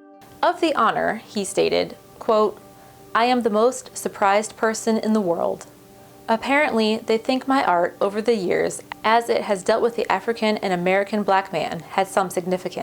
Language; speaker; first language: English; native; English